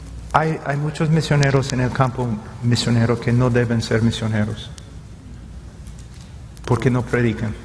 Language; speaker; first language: Spanish; non-native, fluent; English